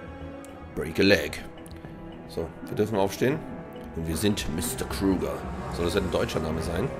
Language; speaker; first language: German; native; German